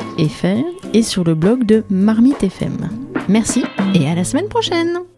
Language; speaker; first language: French; native; French